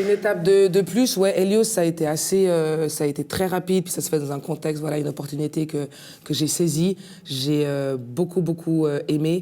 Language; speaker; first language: French; native; French